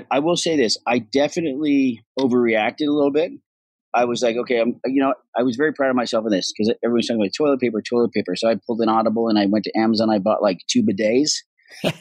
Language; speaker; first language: English; native; English